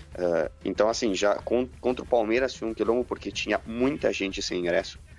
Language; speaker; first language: Portuguese; non-native, fluent; Spanish